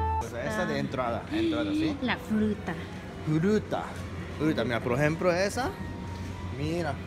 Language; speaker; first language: Spanish; non-native, learner; Japanese